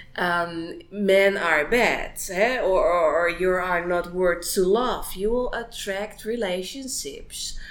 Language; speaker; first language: English; non-native, fluent; Dutch